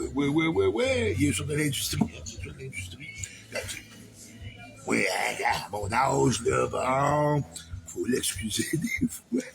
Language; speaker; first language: French; native; French